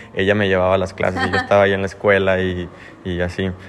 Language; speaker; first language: Spanish; native; Spanish